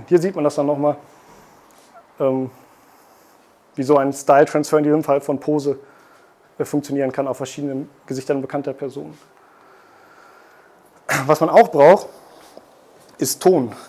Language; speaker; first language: German; native; German